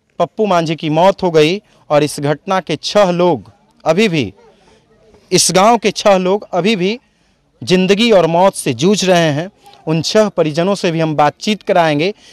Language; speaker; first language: Hindi; native; Hindi